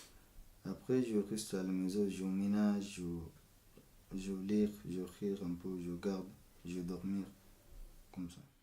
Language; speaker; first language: French; non-native, learner; Arabic